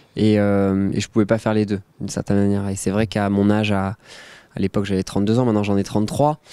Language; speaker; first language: French; native; French